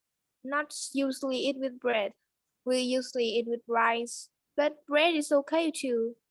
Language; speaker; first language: English; non-native, learner; Vietnamese